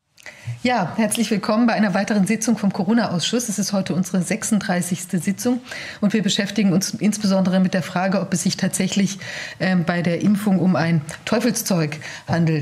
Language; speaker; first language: German; native; German